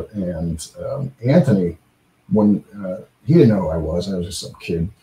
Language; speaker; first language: English; native; English